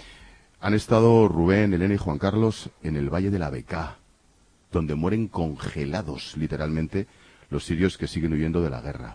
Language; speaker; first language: Spanish; native; Spanish